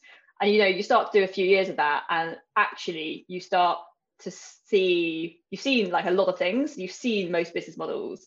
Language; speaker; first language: English; native; English